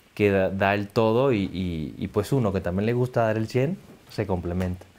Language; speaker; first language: Spanish; native; Spanish